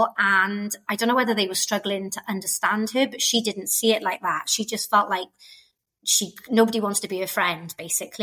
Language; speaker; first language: English; native; English